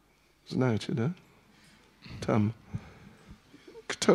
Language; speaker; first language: Russian; non-native, learner; English